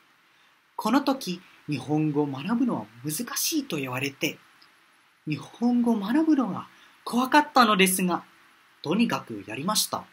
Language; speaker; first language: Japanese; non-native, fluent; Malay